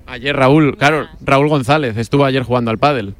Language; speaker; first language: Spanish; native; Spanish